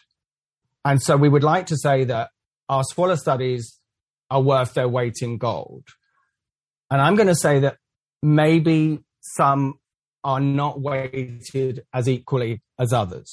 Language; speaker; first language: English; native; English